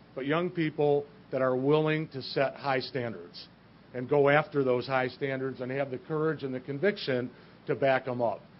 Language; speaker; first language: English; native; English